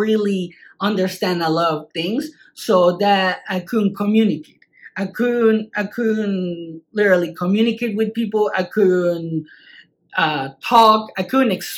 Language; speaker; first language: English; non-native, fluent; Spanish